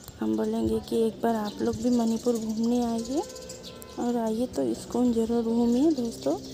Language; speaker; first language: Hindi; native; Hindi